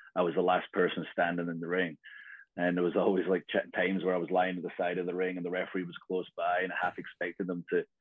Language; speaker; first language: English; native; English